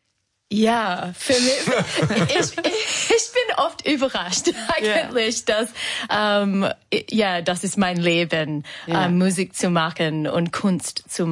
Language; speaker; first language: German; non-native, learner; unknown